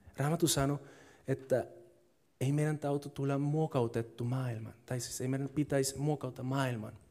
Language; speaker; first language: Finnish; non-native, fluent; Spanish